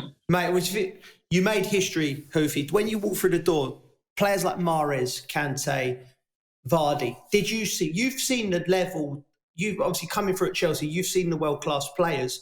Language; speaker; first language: English; native; English